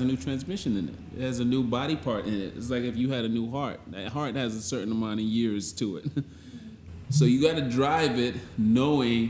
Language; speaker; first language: English; native; English